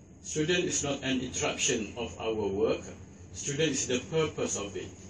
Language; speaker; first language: English; non-native, local second language; Malay